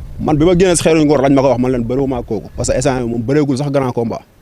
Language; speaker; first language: Wolof; native; Wolof